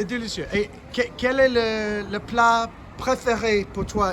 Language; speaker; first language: French; non-native, learner; English